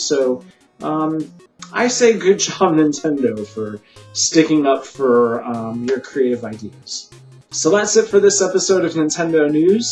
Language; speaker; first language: English; native; English